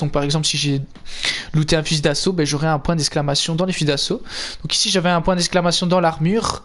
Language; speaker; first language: French; native; French